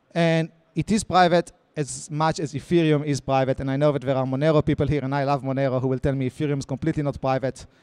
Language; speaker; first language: English; non-native, fluent; Hebrew